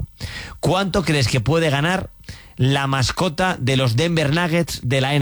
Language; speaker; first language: Spanish; native; Spanish